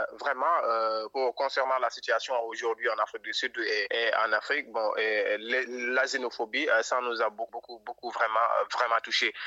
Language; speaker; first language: French; non-native, local second language; Wolof